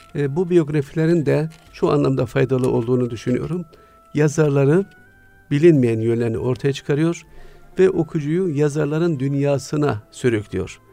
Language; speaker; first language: Turkish; native; Turkish